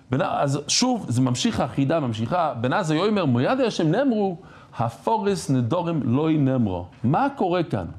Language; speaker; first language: Hebrew; non-native, fluent; English